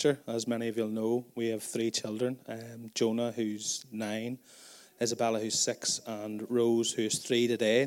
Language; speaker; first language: English; native; English